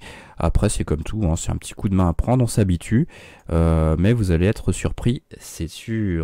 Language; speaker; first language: French; native; French